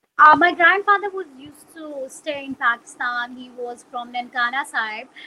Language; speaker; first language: English; non-native, local second language; Punjabi